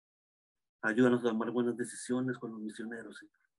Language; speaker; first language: Spanish; native; Spanish